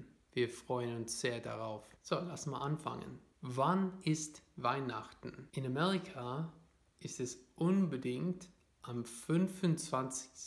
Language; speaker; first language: German; non-native, fluent; English